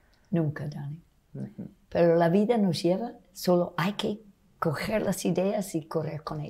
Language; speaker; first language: Spanish; non-native, fluent; English